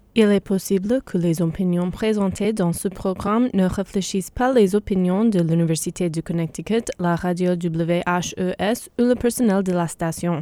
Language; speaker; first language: French; non-native, fluent; English